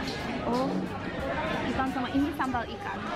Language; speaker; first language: Indonesian; non-native, learner; Japanese